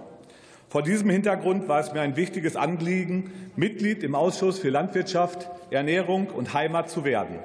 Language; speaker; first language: German; native; German